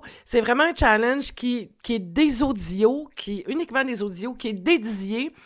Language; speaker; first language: French; native; French